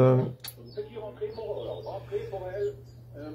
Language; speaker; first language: French; non-native, fluent; German